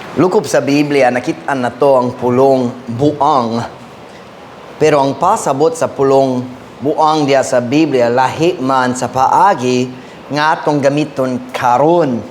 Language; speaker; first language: Cebuano; non-native, fluent; English